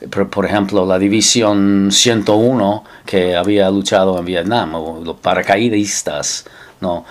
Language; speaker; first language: Spanish; non-native, fluent; English